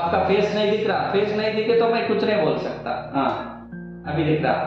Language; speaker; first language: Hindi; non-native, local second language; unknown